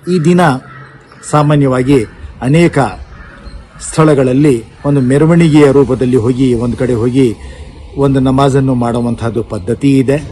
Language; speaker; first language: Kannada; non-native, local second language; Urdu